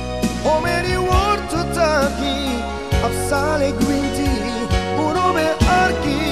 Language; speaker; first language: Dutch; non-native, local second language; Sranan Tongo